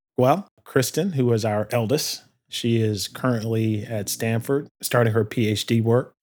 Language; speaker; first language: English; native; English